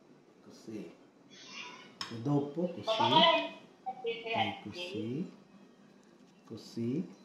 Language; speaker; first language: Italian; non-native, learner; Filipino